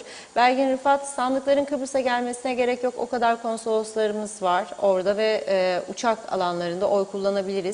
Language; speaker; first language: Turkish; native; Turkish